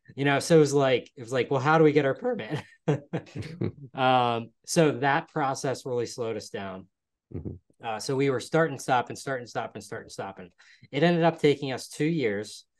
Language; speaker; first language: English; native; English